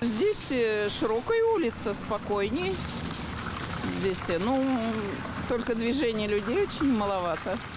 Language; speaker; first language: Russian; non-native, local second language; Tatar